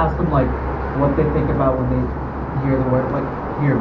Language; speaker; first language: English; native; English